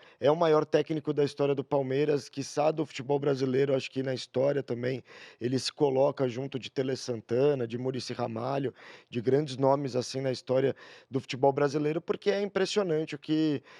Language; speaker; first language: Portuguese; native; Portuguese